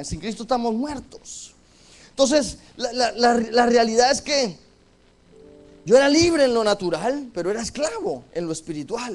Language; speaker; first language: Spanish; native; Spanish